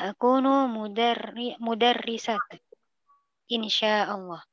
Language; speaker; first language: Arabic; non-native, learner; Indonesian